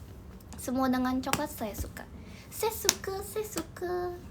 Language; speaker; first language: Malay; non-native, learner; Indonesian